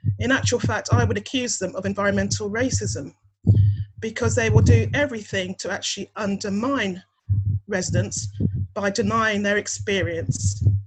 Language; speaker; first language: English; native; English